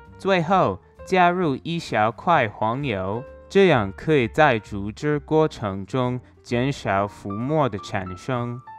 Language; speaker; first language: Chinese; non-native, fluent; English